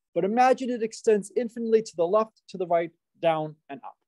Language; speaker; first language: English; native; English